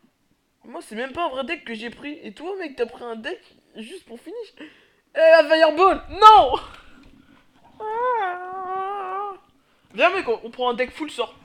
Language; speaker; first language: French; native; French